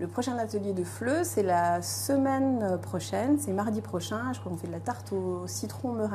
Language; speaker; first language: French; native; French